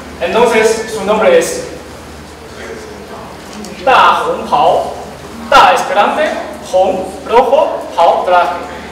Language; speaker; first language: Spanish; non-native, learner; Chinese